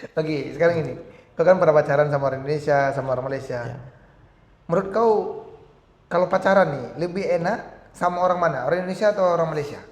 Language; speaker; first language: Indonesian; native; Indonesian